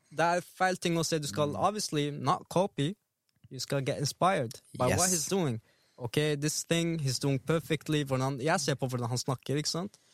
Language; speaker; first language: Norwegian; early bilingual, other home language; Arabic